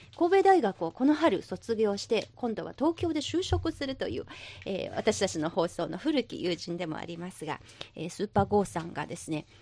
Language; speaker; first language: Japanese; non-native, local second language; Chinese